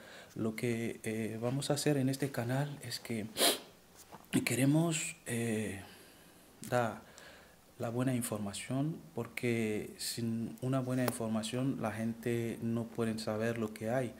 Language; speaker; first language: Spanish; non-native, fluent; French